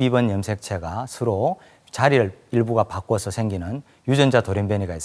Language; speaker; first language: Korean; native; Korean